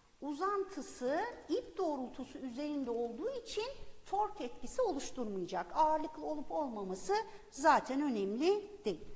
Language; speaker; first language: Turkish; native; Turkish